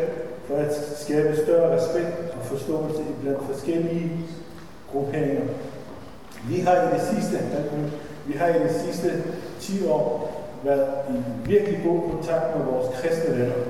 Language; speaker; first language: Danish; non-native, fluent; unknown